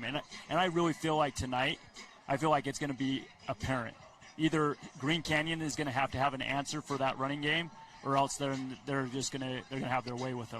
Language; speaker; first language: English; native; English